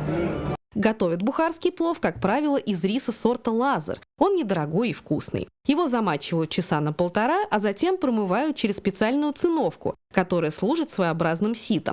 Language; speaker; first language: Russian; native; Russian